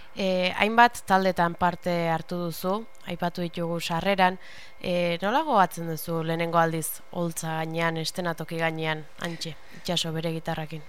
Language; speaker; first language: Basque; native; Basque